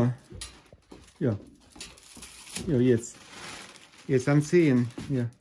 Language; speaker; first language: German; non-native, learner; Russian